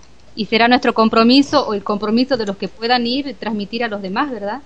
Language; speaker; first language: Spanish; native; Spanish